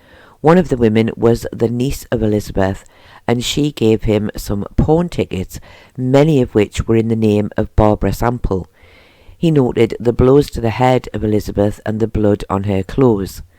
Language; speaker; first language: English; native; English